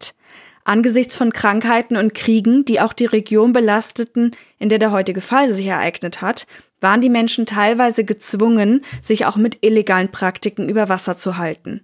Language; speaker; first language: German; native; German